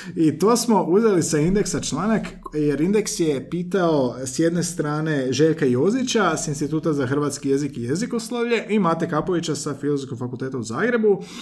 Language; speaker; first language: Croatian; native; Croatian